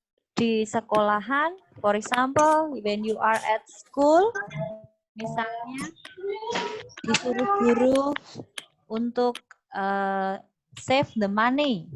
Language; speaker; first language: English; non-native, fluent; Indonesian